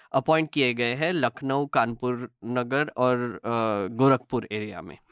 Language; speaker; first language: Hindi; native; Hindi